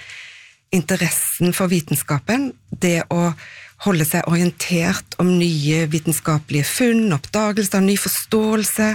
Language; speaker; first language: Norwegian; native; Norwegian